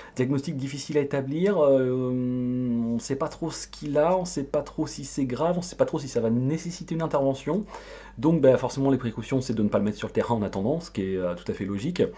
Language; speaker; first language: French; native; French